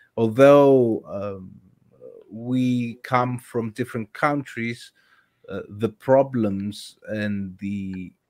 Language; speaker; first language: English; non-native, fluent; Greek